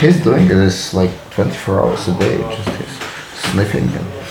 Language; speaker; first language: English; non-native, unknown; Russian